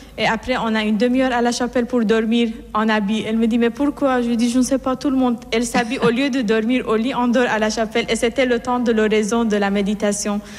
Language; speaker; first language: French; non-native, fluent; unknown